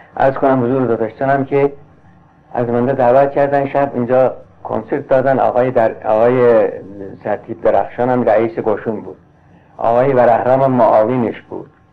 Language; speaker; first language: Persian; non-native, local second language; Azerbaijani